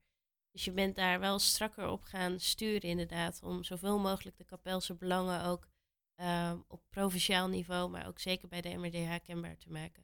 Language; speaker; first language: Dutch; native; Dutch